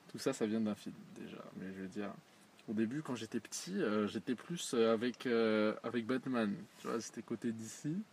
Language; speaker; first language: French; native; French